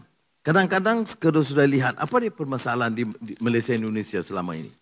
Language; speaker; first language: Malay; native; Malay